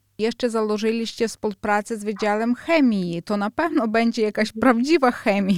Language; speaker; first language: Polish; non-native, fluent; Ukrainian